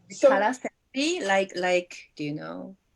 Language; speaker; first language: English; non-native, learner; Japanese